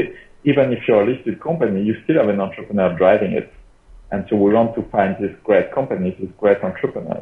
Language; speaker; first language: English; non-native, fluent; French